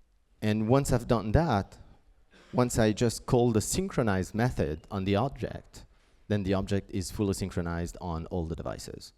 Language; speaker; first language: English; non-native, fluent; French